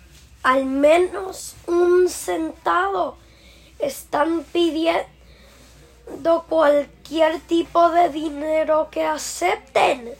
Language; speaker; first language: Spanish; early bilingual, heritage; Spanish